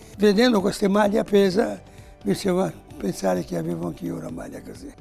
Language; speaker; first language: Italian; non-native, fluent; Portuguese